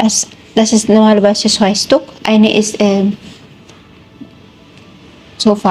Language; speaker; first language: German; non-native, learner; Filipino